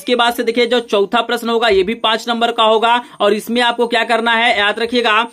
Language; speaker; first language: Hindi; native; Hindi